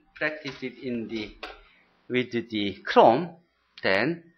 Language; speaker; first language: English; non-native, fluent; Korean